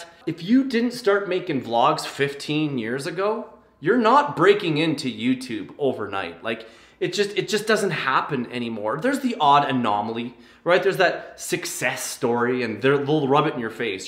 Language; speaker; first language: English; native; English